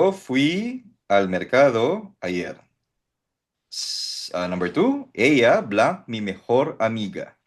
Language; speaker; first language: Spanish; non-native, fluent; Filipino